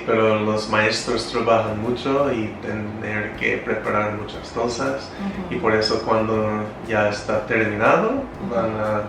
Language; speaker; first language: Spanish; non-native, fluent; English